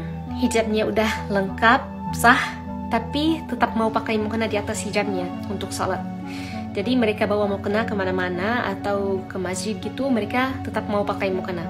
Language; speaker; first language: Indonesian; non-native, fluent; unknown